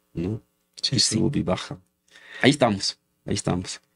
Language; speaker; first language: Spanish; non-native, learner; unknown